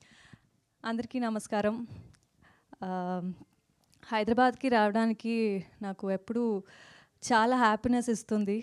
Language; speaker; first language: Telugu; non-native, learner; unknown